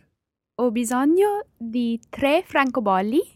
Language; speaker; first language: Italian; non-native, learner; English